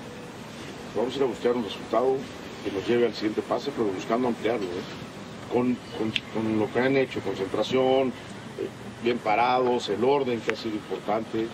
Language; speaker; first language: Spanish; native; Spanish